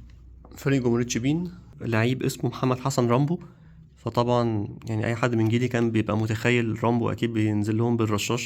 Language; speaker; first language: Arabic; native; Arabic